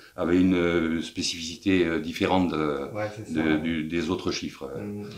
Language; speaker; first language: French; native; French